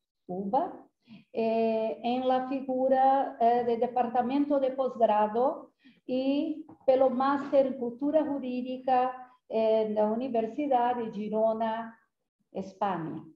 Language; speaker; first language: Spanish; non-native, fluent; Portuguese